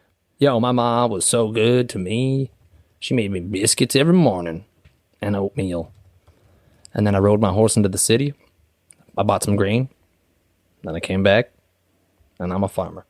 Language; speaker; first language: English; native; English